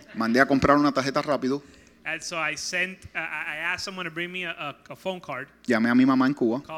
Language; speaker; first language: Spanish; native; Spanish